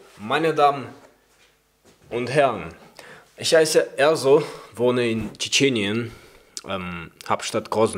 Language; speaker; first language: German; early bilingual, other home language; Chechen